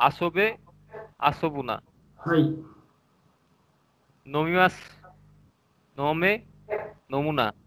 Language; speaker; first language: Japanese; non-native, learner; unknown